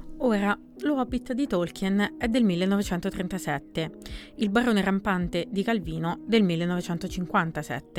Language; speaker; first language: Italian; native; Italian